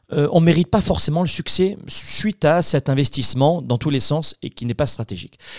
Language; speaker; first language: French; native; French